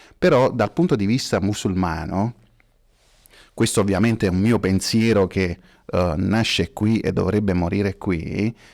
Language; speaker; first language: Italian; early bilingual, other home language; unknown